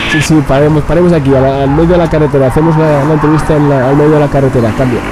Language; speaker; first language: Spanish; non-native, local second language; Catalan